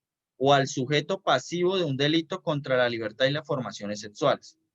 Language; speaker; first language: Spanish; native; Spanish